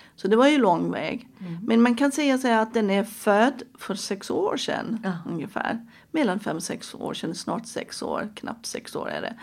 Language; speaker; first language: Swedish; non-native, fluent; Persian